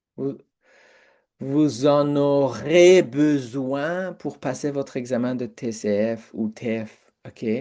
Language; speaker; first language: French; non-native, fluent; Persian